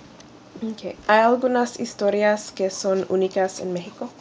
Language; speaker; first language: Spanish; non-native, learner; English